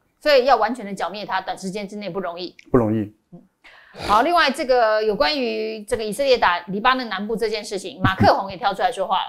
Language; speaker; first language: Chinese; native; Chinese